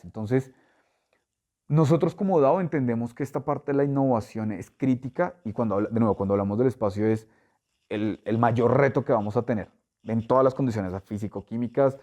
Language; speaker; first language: Spanish; native; Spanish